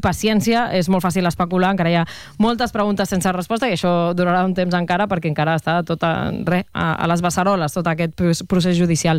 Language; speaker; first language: Catalan; native; Catalan